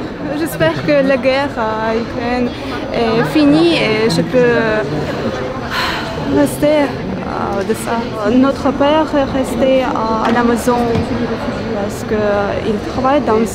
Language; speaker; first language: French; non-native, learner; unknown